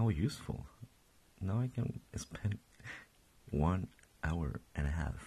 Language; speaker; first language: English; non-native, fluent; Spanish